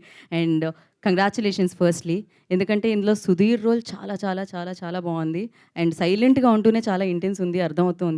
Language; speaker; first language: Telugu; native; Telugu